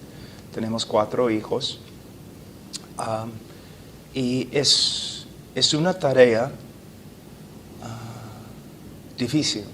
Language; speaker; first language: Spanish; non-native, fluent; English